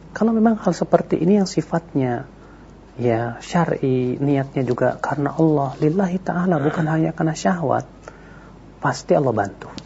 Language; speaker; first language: Indonesian; native; Indonesian